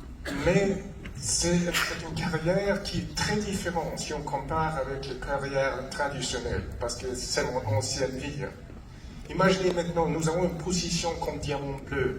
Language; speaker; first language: French; non-native, fluent; English